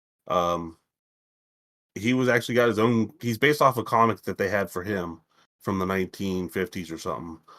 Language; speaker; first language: English; native; English